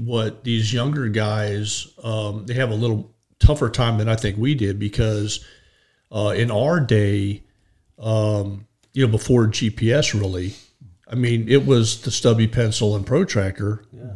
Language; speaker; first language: English; native; English